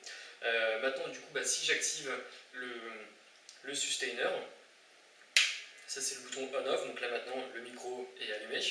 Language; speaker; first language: French; native; French